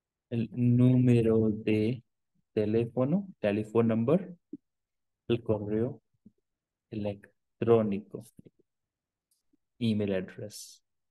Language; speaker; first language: Spanish; non-native, fluent; Hindi